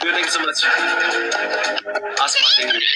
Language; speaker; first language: English; non-native, learner; Chinese